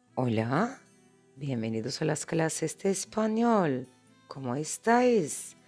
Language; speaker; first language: Spanish; non-native, fluent; Turkish